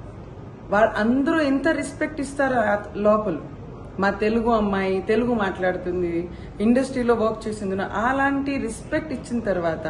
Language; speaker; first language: Telugu; non-native, fluent; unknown